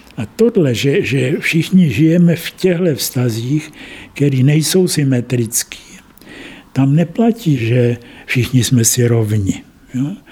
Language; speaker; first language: Czech; native; Czech